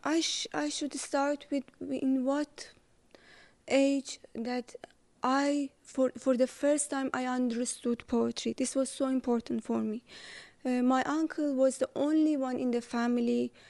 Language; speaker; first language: English; non-native, fluent; Persian